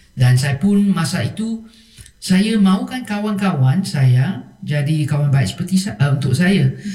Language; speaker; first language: Malay; non-native, local second language; Chinese